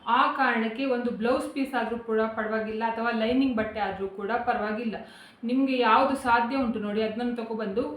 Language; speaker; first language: Kannada; non-native, local second language; Konkani